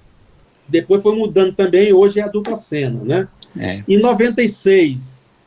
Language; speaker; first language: Portuguese; native; Portuguese